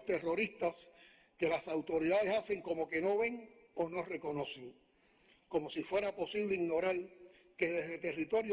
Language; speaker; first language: Spanish; native; Spanish